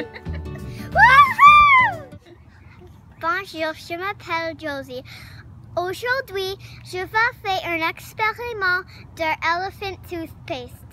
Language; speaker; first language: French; non-native, learner; English